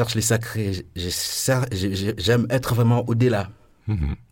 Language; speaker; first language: French; non-native, local second language; Lingala